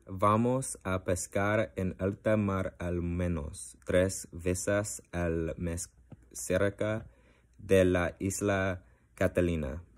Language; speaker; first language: Spanish; non-native, learner; English